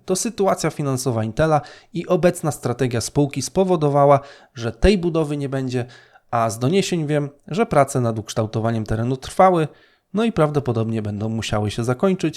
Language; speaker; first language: Polish; native; Polish